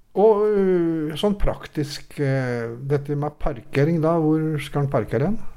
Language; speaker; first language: Norwegian; native; Norwegian